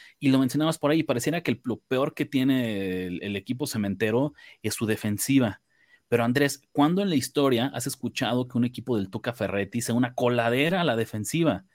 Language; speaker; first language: Spanish; native; Spanish